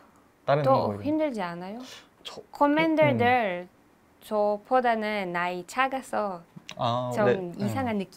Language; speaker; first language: Korean; non-native, learner; Hebrew